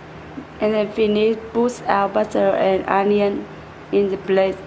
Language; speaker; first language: English; non-native, learner; Vietnamese